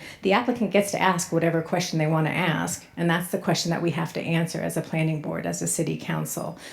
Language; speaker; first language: English; native; English